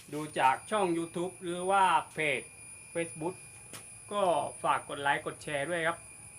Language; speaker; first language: Thai; non-native, local second language; Malay